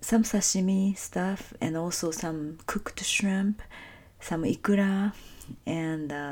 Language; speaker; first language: English; non-native, fluent; Japanese